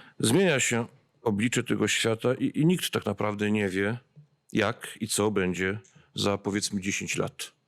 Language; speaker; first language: Polish; native; Polish